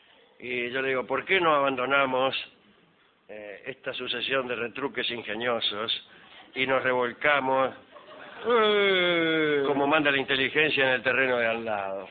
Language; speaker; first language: Spanish; native; Spanish